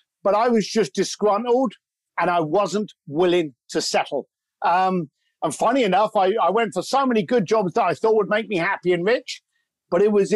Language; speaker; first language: English; native; English